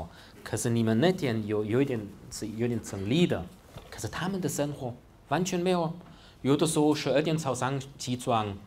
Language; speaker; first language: Chinese; non-native, fluent; German